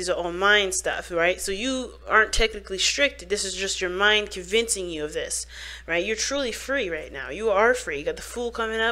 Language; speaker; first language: English; native; English